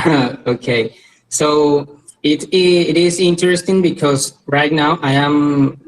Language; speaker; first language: English; non-native, learner; Spanish